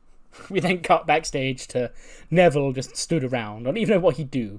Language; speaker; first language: English; native; English